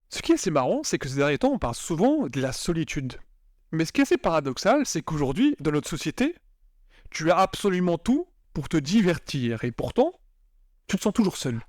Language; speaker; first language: French; native; French